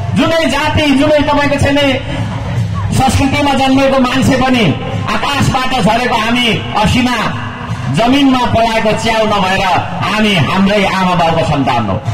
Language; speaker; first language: Nepali; non-native, local second language; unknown